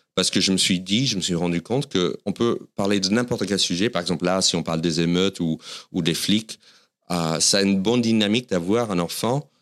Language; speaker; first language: French; non-native, fluent; English